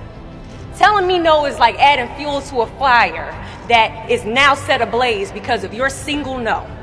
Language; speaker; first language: English; native; English